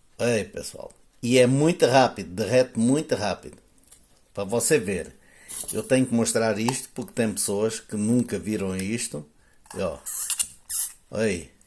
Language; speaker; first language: Portuguese; native; Portuguese